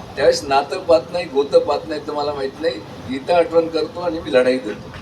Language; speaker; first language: Marathi; native; Marathi